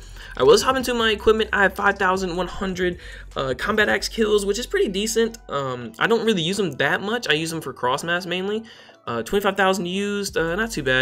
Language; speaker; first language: English; native; English